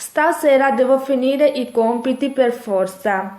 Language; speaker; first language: Italian; non-native, fluent; Urdu